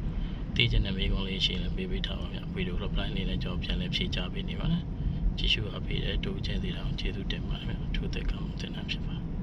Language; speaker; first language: Burmese; native; Burmese